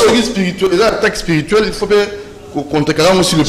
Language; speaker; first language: French; non-native, local second language; Lingala